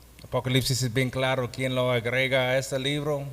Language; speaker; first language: Spanish; non-native, fluent; English